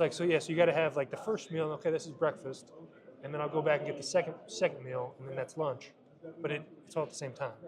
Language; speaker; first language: English; native; English